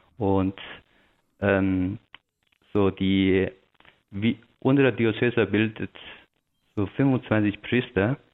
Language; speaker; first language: German; non-native, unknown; Chinese